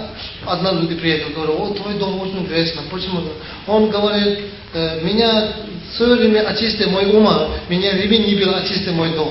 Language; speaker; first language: Russian; non-native, learner; Tibetan